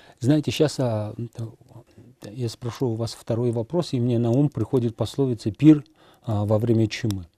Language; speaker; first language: Russian; non-native, fluent; Mongolian